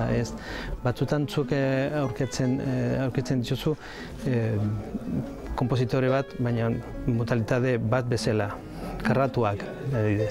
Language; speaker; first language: Basque; non-native, learner; Spanish